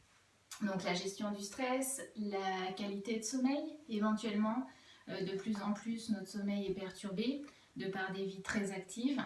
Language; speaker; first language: French; native; French